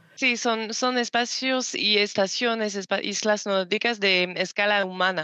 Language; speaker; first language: Spanish; non-native, learner; French